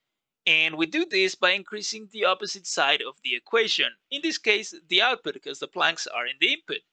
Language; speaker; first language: English; non-native, fluent; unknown